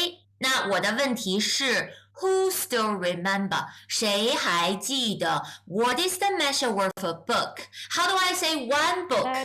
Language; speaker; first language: English; non-native, fluent; Chinese